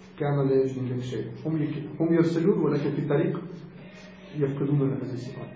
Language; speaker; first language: Arabic; non-native, learner; Russian